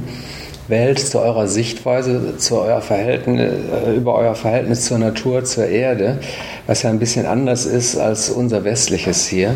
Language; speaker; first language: German; native; German